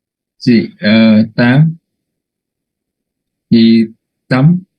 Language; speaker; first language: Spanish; non-native, learner; Vietnamese